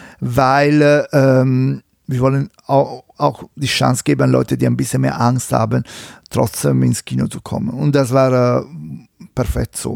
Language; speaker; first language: German; non-native, fluent; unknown